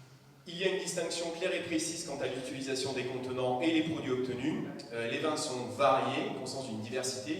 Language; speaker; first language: French; native; French